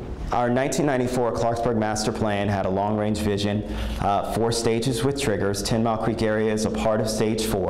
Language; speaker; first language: English; native; English